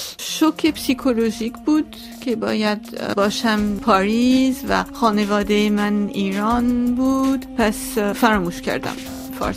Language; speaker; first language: Persian; non-native, local second language; Armenian